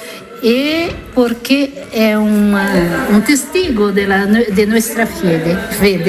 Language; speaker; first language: Spanish; non-native, learner; Italian